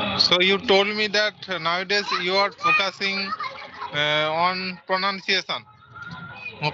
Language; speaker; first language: English; non-native, local second language; Santali